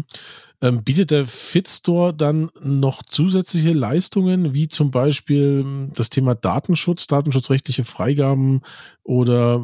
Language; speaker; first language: German; native; German